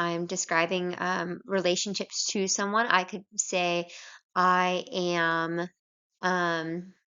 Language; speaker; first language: English; native; English